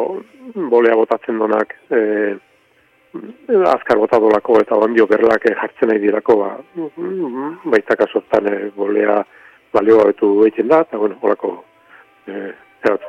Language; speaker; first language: Basque; native; Basque